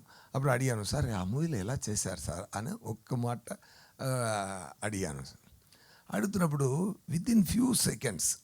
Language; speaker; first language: Telugu; non-native, learner; Tamil